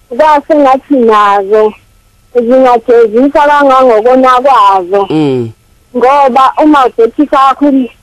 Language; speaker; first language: Zulu; native; Zulu